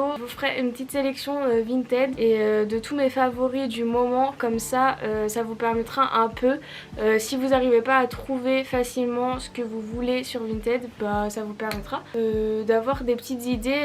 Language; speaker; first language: French; native; French